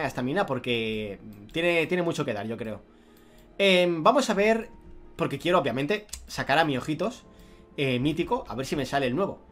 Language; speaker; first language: Spanish; native; Spanish